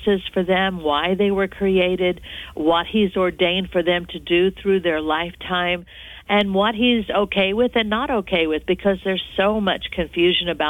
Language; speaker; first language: English; native; English